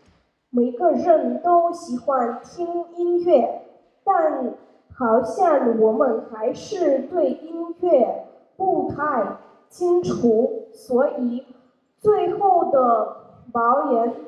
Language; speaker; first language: Chinese; non-native, learner; Russian